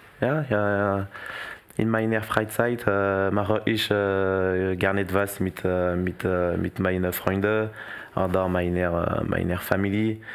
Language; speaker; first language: German; non-native, learner; French